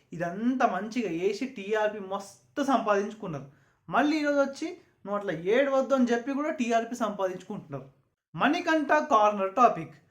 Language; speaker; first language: Telugu; non-native, local second language; Urdu